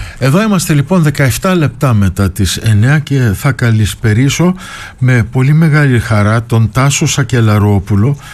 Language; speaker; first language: Greek; early bilingual, heritage; Greek